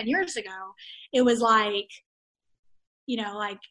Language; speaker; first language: English; native; English